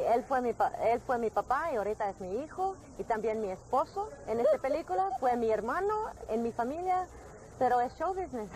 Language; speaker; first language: Spanish; early bilingual, heritage; English